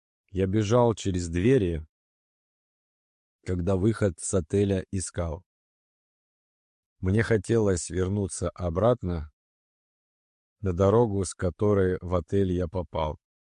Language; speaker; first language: Russian; native; Russian